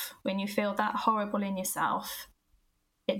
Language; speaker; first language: English; native; English